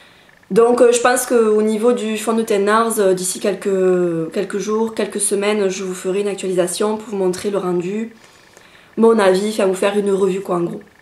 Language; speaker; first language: French; native; French